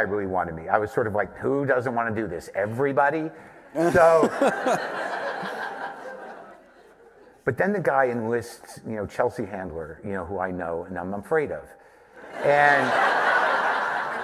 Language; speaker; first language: English; native; English